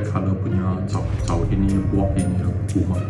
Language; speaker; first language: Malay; non-native, local second language; Chinese